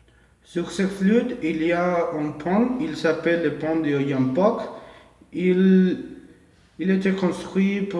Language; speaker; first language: French; non-native, learner; Portuguese